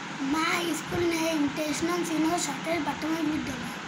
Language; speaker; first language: English; non-native, learner; Bangla